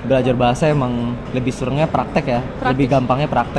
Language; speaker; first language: Indonesian; native; Indonesian